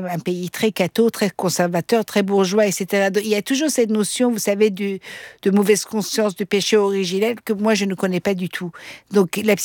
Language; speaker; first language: French; non-native, fluent; Persian